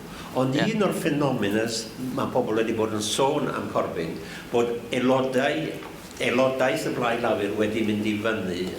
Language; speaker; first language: Welsh; native; Welsh